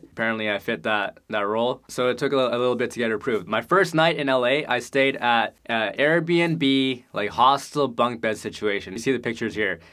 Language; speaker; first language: English; native; English